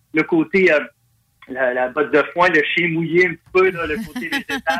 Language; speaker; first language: French; native; French